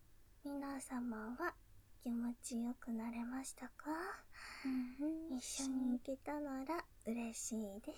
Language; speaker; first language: Japanese; native; Japanese